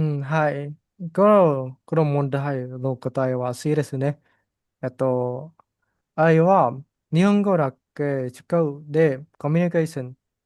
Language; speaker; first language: Japanese; non-native, fluent; Vietnamese